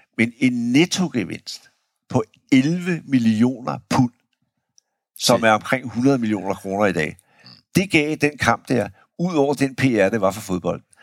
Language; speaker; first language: Danish; native; Danish